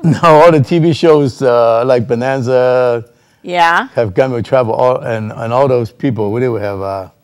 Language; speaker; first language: English; non-native, local second language; Cantonese